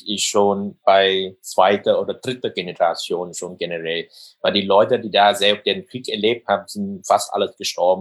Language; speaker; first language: German; non-native, fluent; Vietnamese